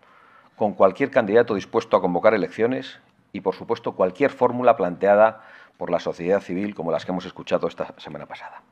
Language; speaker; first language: Spanish; native; Spanish